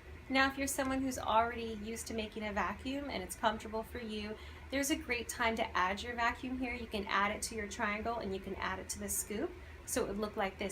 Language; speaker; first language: English; native; English